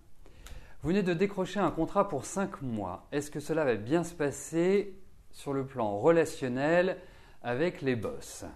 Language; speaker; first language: French; native; French